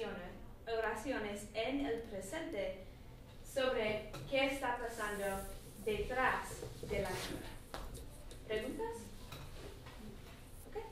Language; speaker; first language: Spanish; non-native, learner; English